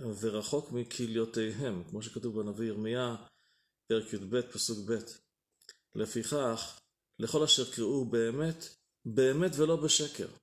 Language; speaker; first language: Hebrew; native; Hebrew